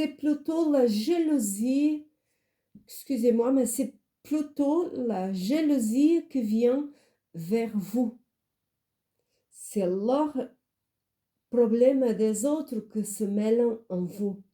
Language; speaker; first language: French; non-native, fluent; Portuguese